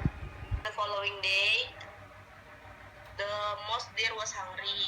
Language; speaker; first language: English; non-native, learner; Indonesian